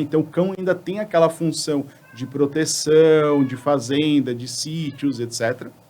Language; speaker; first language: Portuguese; native; Portuguese